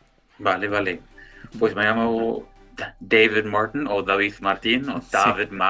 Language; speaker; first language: Spanish; non-native, fluent; English